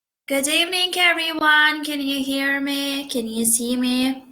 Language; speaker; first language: English; non-native, fluent; Turkish